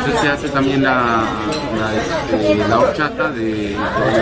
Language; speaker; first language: Spanish; native; Spanish